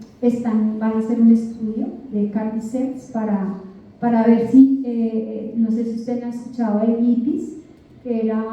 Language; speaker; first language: Spanish; native; Spanish